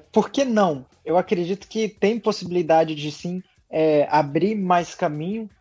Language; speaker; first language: Portuguese; early bilingual, heritage; Portuguese